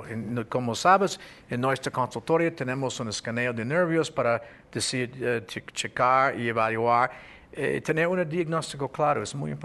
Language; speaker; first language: Spanish; non-native, fluent; English